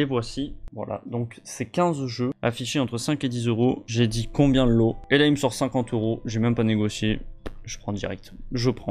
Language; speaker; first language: French; native; French